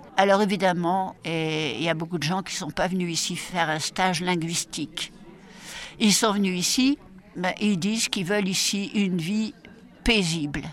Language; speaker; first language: French; native; French